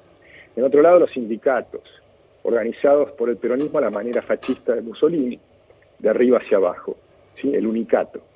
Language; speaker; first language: Spanish; native; Spanish